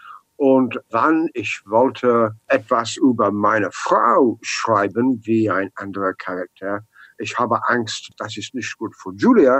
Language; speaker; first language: German; non-native, learner; English